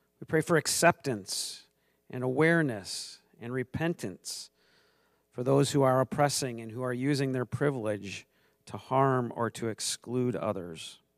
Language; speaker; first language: English; native; English